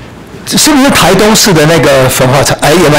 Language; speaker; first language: Chinese; native; Chinese